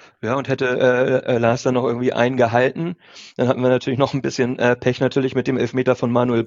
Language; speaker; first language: German; native; German